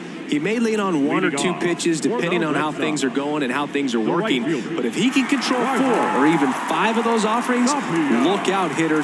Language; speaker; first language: English; native; English